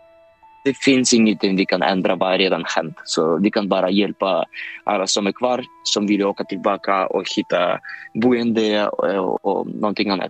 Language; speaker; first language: Swedish; non-native, fluent; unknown